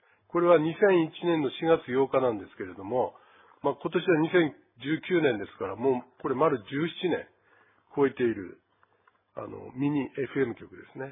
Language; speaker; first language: Japanese; native; Japanese